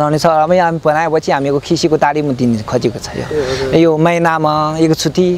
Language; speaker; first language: Nepali; non-native, learner; Chinese